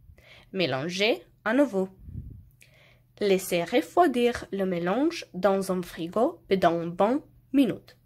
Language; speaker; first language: French; non-native, learner; Slovenian